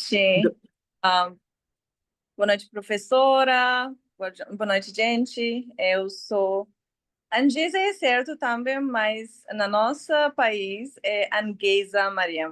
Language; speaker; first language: Portuguese; non-native, learner; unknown